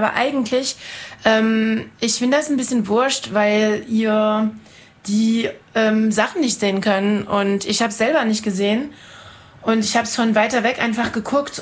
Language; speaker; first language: German; non-native, fluent; French